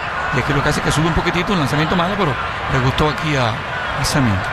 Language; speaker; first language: Spanish; native; Spanish